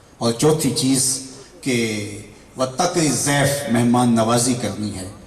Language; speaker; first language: Urdu; non-native, local second language; Punjabi